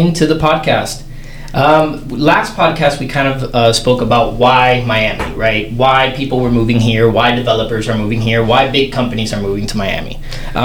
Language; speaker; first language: English; native; English